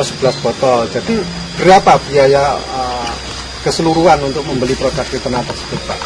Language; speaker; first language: Indonesian; native; Indonesian